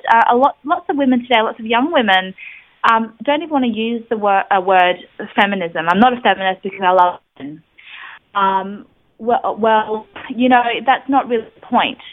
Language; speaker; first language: English; native; English